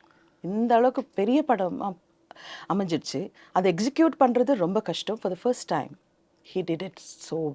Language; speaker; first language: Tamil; non-native, local second language; Telugu